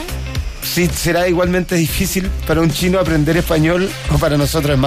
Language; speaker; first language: Spanish; native; Spanish